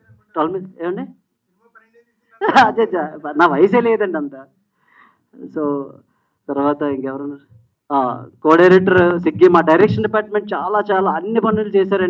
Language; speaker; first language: Telugu; native; Telugu